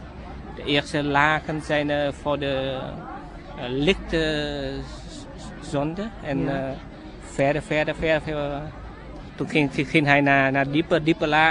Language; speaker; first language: Dutch; non-native, learner; Vietnamese